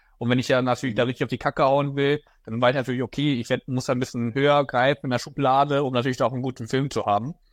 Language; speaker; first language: German; native; German